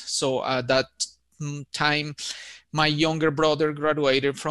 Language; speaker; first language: English; non-native, fluent; Spanish